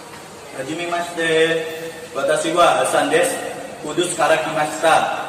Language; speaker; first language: Japanese; non-native, learner; Indonesian